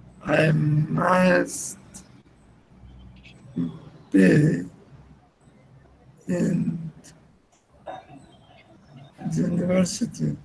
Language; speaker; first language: English; non-native, learner; Spanish